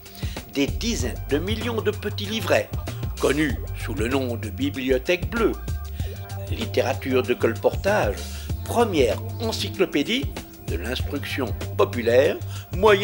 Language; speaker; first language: French; native; French